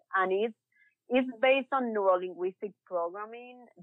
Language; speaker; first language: English; early bilingual, other home language; Spanish